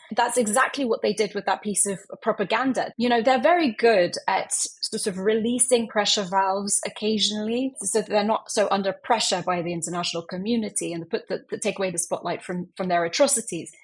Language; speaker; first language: English; native; English